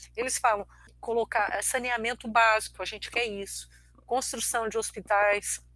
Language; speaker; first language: Portuguese; early bilingual, other home language; Armenian